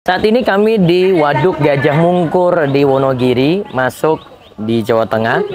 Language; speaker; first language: Indonesian; native; Indonesian